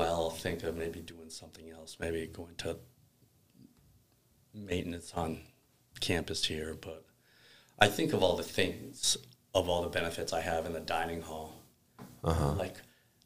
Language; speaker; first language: English; native; English